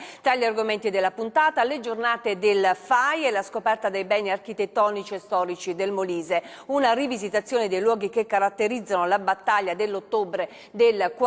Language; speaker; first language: Italian; native; Italian